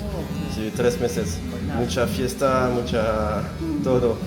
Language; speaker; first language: Spanish; non-native, learner; French